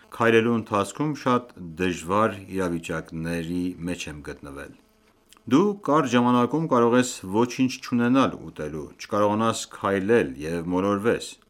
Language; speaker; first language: Armenian; native; Armenian